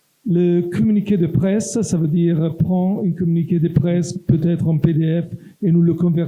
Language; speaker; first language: French; non-native, local second language; Italian